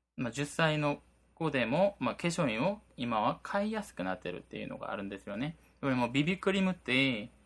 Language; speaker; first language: Japanese; non-native, fluent; Korean